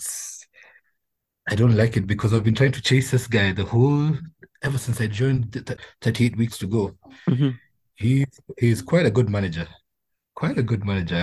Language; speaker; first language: English; non-native, local second language; Luo (Kenya and Tanzania)